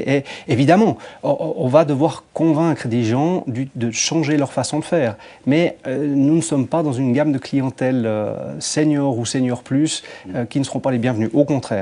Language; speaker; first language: French; native; French